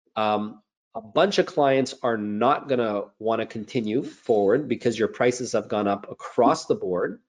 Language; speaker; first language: English; native; English